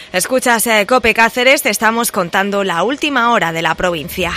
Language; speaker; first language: Spanish; native; Spanish